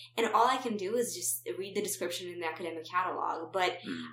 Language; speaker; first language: English; non-native, fluent; Romanian